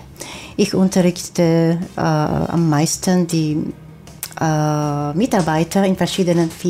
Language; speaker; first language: German; non-native, fluent; Hungarian